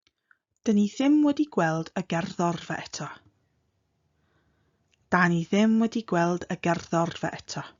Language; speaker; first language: Welsh; non-native, fluent; English